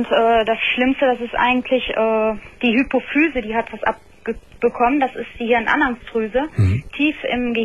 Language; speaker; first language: German; native; German